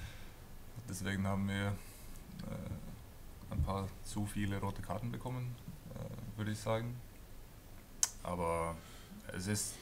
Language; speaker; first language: German; non-native, fluent; Norwegian